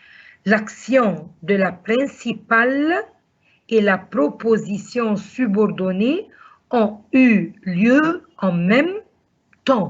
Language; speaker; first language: French; non-native, fluent; Arabic